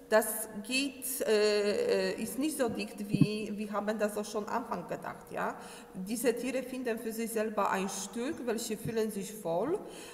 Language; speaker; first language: German; non-native, learner; Polish